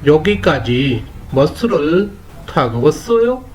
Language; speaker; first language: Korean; non-native, fluent; Urdu